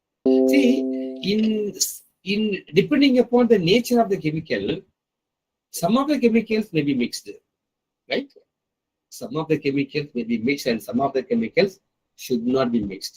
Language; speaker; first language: English; non-native, local second language; Tamil